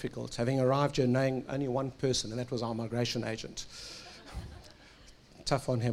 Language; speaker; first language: English; native; English